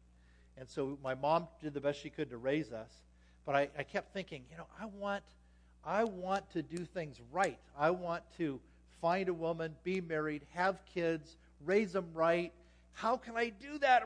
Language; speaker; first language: English; native; English